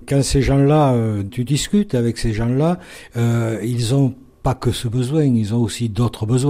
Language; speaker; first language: French; native; French